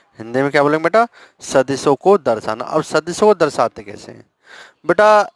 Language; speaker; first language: Hindi; native; Hindi